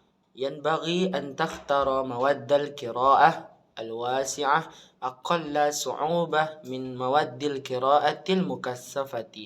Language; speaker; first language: Arabic; non-native, learner; Indonesian